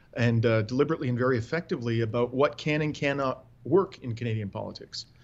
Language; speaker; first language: English; native; English